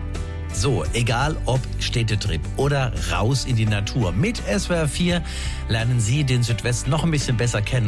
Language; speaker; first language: German; native; German